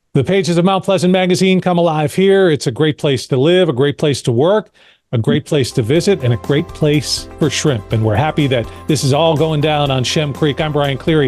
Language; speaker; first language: English; native; English